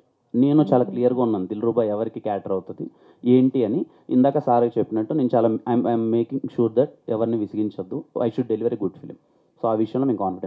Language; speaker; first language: Telugu; native; Telugu